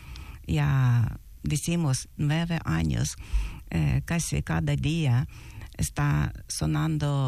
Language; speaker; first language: Spanish; non-native, learner; Ukrainian